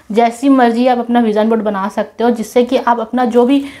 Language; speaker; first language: Hindi; non-native, local second language; Nepali